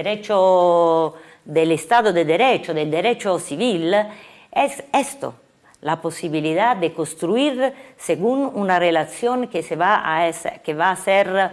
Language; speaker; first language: Spanish; non-native, fluent; Italian